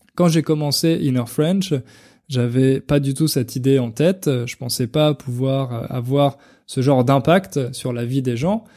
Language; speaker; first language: French; native; French